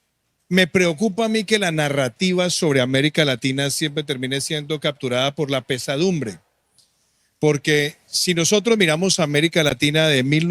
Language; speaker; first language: Spanish; native; Spanish